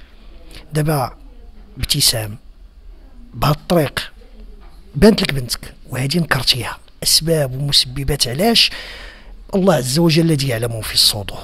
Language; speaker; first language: Arabic; native; Arabic